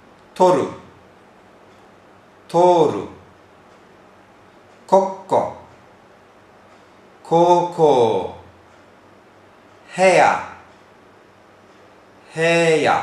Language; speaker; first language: Japanese; non-native, fluent; Turkish